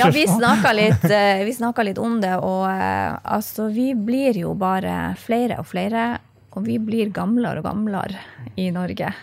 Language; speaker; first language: Norwegian; native; Norwegian